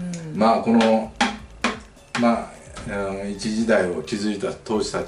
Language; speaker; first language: Japanese; native; Japanese